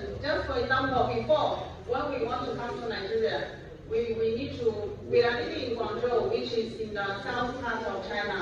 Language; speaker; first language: English; non-native, learner; Chinese